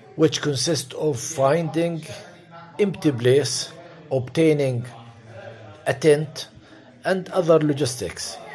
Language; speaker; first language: English; non-native, fluent; Arabic